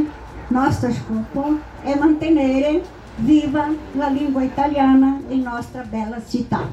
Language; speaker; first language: Italian; non-native, fluent; Portuguese